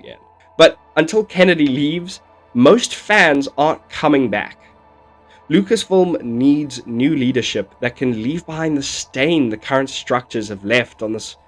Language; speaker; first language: English; native; English